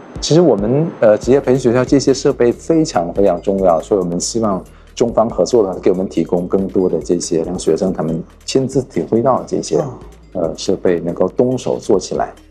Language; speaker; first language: Chinese; non-native, fluent; Khmer